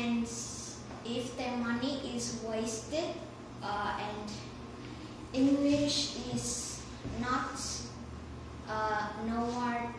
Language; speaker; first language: English; non-native, learner; Vietnamese